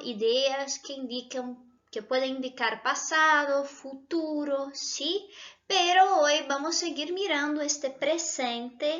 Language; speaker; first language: Spanish; non-native, fluent; Portuguese